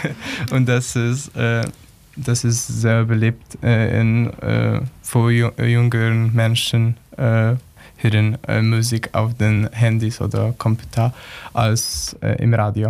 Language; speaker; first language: German; non-native, learner; Polish